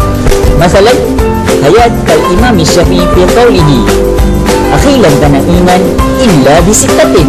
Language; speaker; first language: Arabic; non-native, learner; Malay